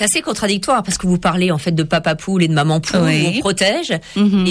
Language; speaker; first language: French; native; French